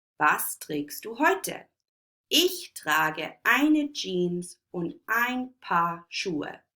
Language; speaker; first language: German; non-native, fluent; English